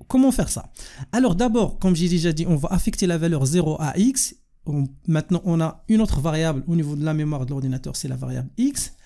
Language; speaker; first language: French; non-native, local second language; Arabic